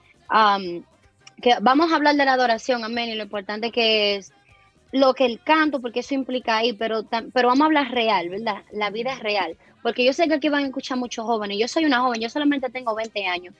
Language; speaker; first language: Spanish; early bilingual, heritage; Spanish